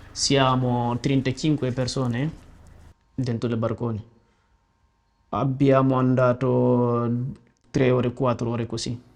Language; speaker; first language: Italian; non-native, learner; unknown